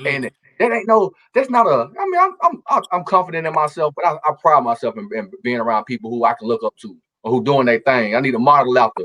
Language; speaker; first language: English; native; English